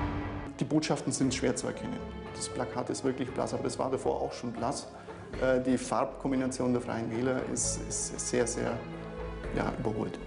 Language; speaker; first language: German; native; German